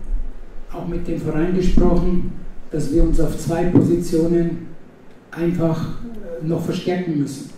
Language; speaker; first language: German; non-native, fluent; Italian